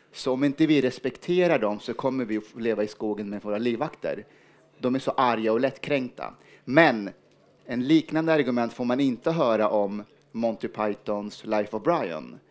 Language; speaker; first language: Swedish; early bilingual, other home language; Persian